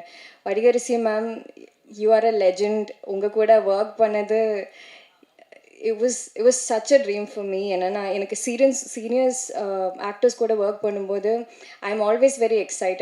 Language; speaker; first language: Tamil; non-native, learner; Malayalam